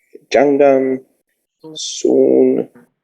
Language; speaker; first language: Indonesian; non-native, learner; English